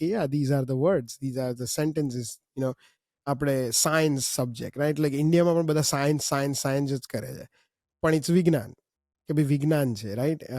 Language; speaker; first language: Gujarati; early bilingual, heritage; Gujarati